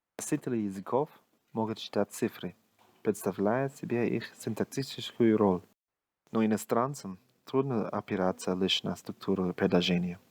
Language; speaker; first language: Russian; non-native, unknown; English